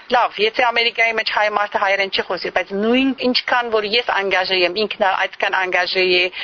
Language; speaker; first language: Armenian; early bilingual, heritage; Armenian